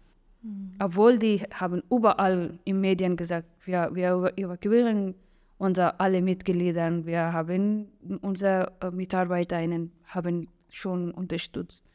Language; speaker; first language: German; non-native, learner; Persian